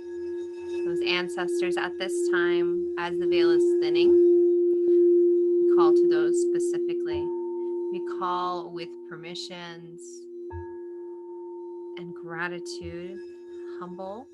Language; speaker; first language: English; native; English